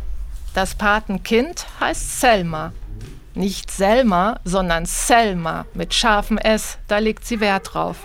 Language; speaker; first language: German; native; German